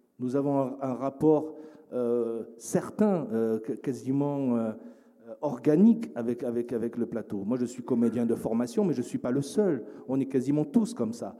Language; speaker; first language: French; native; French